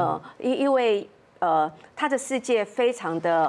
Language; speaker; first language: Chinese; native; Chinese